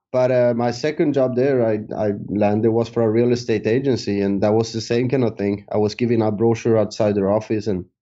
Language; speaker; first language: English; early bilingual, other home language; Spanish